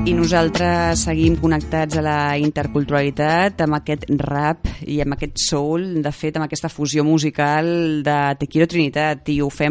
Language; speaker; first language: Catalan; native; Catalan